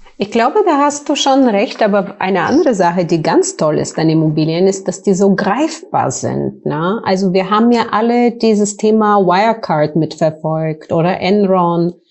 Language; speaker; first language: German; non-native, fluent; Bulgarian